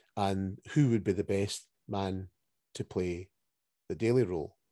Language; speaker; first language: English; native; English